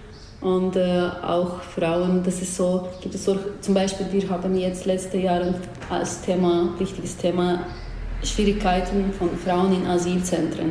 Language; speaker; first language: German; non-native, learner; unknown